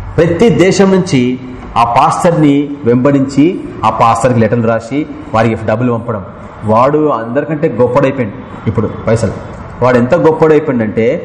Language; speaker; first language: Telugu; native; Telugu